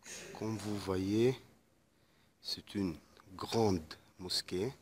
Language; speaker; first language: French; non-native, fluent; Arabic